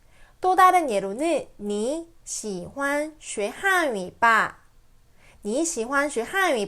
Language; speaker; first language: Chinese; non-native, fluent; Korean